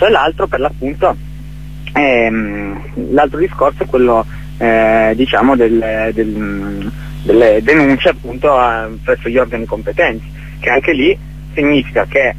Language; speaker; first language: Italian; native; Italian